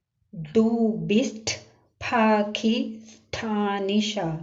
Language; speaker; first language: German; non-native, learner; Urdu